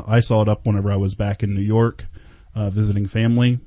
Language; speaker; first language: English; native; English